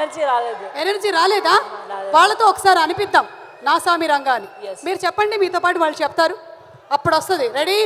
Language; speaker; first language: Telugu; native; Telugu